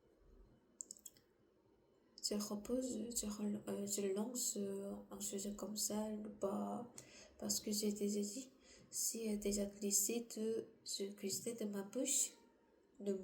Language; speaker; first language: French; non-native, learner; Korean